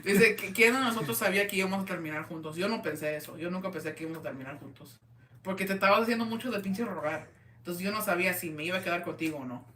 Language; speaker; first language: Spanish; early bilingual, heritage; Spanish